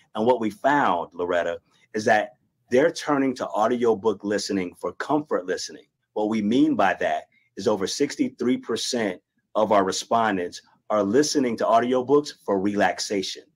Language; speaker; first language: English; native; English